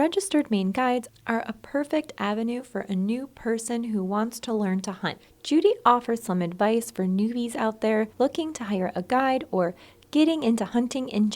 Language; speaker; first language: English; native; English